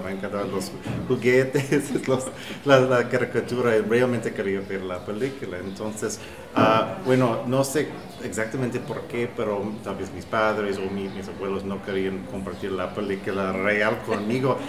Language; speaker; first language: Spanish; non-native, fluent; English